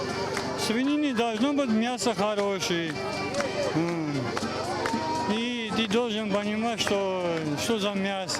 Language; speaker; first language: Russian; non-native, local second language; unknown